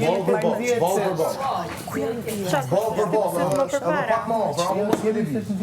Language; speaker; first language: Albanian; native; Albanian